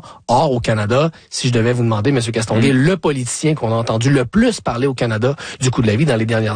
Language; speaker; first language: French; native; French